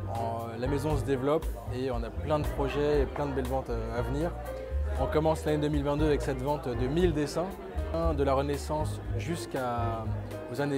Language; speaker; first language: French; native; French